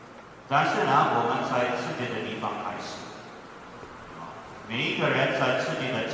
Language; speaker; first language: Chinese; non-native, fluent; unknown